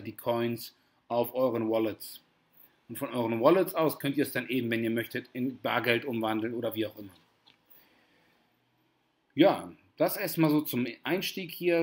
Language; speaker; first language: German; native; German